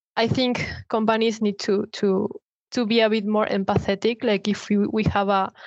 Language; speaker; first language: English; non-native, fluent; Spanish